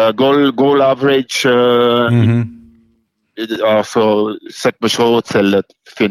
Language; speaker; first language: German; non-native, local second language; French